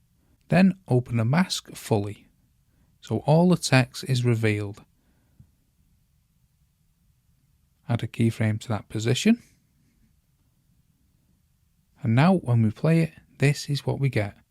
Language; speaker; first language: English; native; English